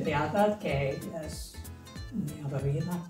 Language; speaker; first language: Spanish; non-native, learner; English